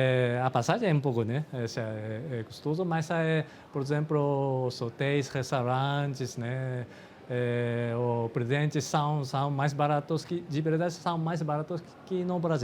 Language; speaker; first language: Portuguese; non-native, fluent; Japanese